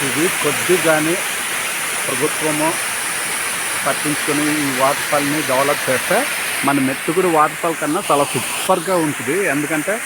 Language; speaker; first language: Telugu; non-native, local second language; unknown